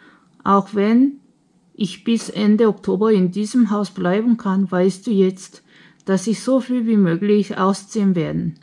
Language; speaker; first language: German; non-native, fluent; Korean